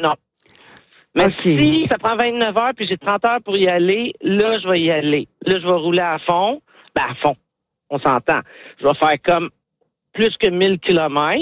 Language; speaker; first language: French; native; French